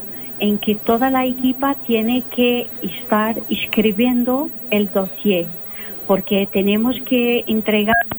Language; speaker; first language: Spanish; non-native, local second language; Portuguese